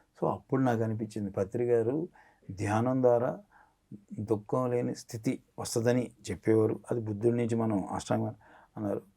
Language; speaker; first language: Telugu; native; Telugu